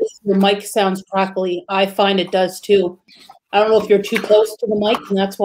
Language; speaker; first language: English; native; English